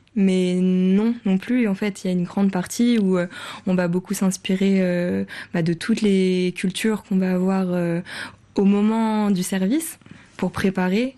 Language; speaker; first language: French; native; French